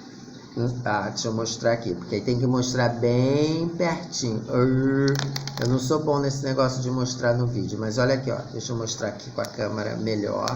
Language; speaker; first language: Portuguese; native; Portuguese